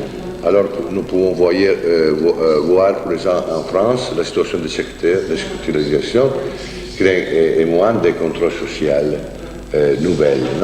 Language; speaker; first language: French; non-native, fluent; Italian